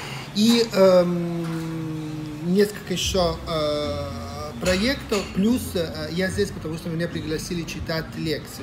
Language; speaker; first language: Russian; non-native, fluent; Italian